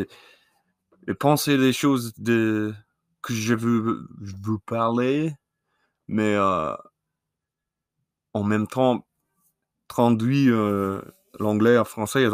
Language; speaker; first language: French; non-native, learner; English